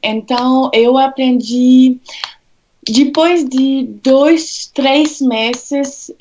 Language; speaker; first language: Portuguese; non-native, fluent; French